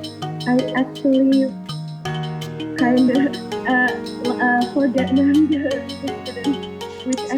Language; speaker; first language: English; non-native, fluent; Indonesian